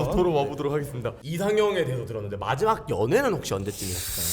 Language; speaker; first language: Korean; native; Korean